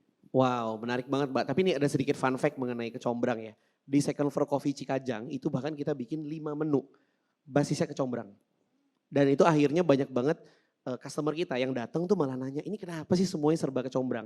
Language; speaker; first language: Indonesian; native; Indonesian